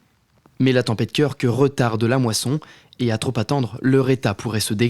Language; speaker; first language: French; native; French